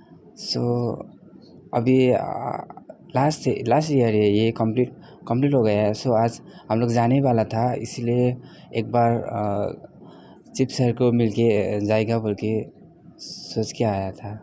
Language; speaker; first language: Hindi; non-native, fluent; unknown